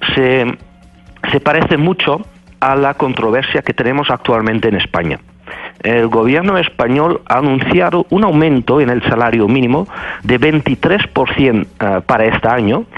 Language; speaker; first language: Spanish; non-native, fluent; Dutch